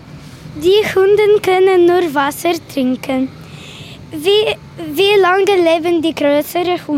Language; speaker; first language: German; non-native, learner; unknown